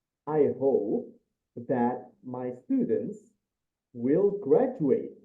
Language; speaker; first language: English; non-native, fluent; Indonesian